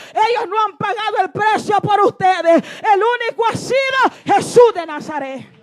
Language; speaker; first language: Spanish; native; Spanish